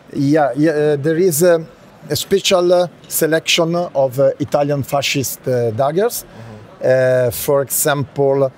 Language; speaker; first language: English; non-native, learner; Italian